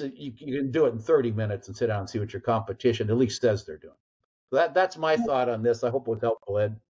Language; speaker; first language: English; native; English